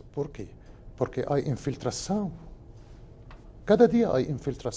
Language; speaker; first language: Portuguese; non-native, fluent; Spanish